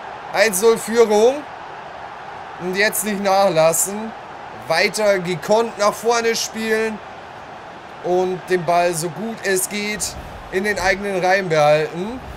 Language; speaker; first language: German; native; German